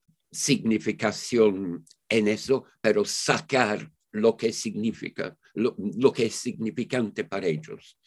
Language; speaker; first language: Spanish; non-native, fluent; English